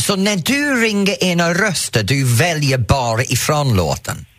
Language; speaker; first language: Swedish; non-native, fluent; English